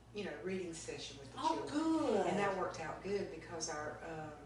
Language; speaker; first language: English; native; English